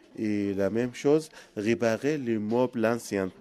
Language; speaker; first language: French; non-native, learner; Arabic